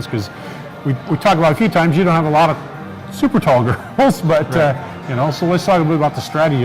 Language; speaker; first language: English; native; English